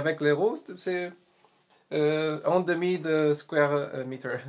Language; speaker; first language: French; non-native, learner; Polish